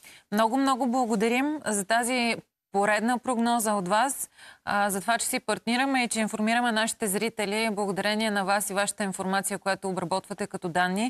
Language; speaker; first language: Bulgarian; native; Bulgarian